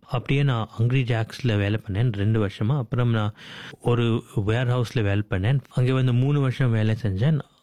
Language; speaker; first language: Tamil; early bilingual, heritage; Tamil